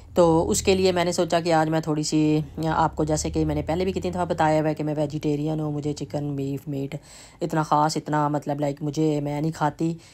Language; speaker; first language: Urdu; native; Urdu